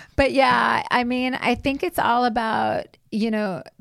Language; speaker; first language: English; native; English